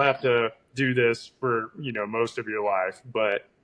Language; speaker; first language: English; native; English